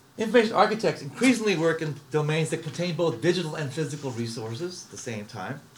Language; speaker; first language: English; native; English